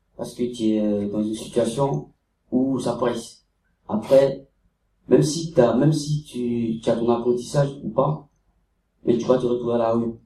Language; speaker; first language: French; non-native, fluent; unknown